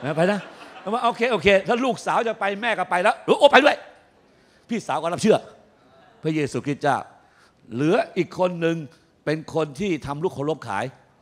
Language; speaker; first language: Thai; native; Thai